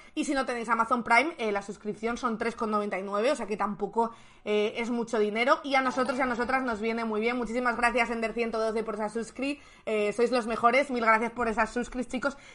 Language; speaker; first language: Spanish; native; Spanish